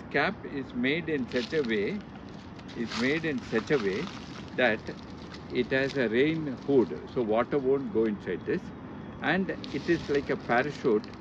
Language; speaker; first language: English; non-native, local second language; Kannada